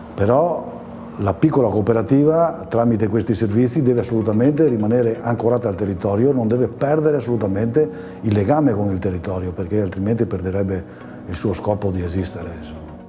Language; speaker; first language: Italian; native; Italian